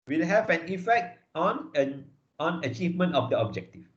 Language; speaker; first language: English; non-native, local second language; Malay